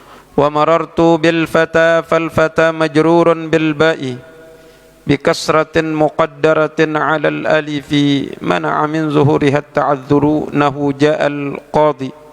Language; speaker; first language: Arabic; non-native, fluent; Indonesian